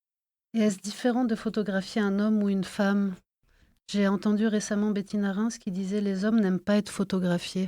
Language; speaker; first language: French; native; French